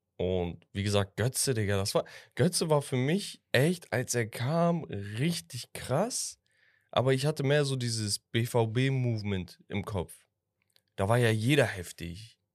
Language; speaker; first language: German; early bilingual, other home language; Turkish